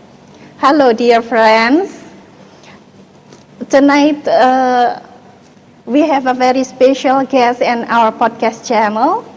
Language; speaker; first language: English; non-native, learner; Indonesian